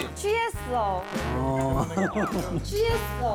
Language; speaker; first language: Korean; native; Korean